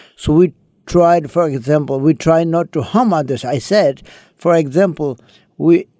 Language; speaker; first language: English; early bilingual, other home language; Chinese